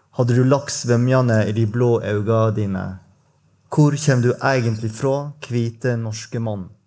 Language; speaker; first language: Norwegian; native; Norwegian